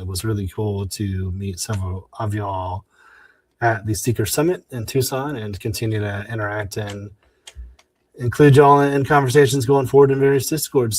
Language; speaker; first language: English; native; English